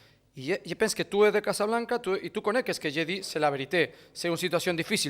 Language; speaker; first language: French; non-native, fluent; Spanish